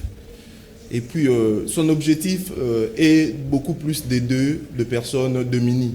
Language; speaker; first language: French; non-native, local second language; Lingala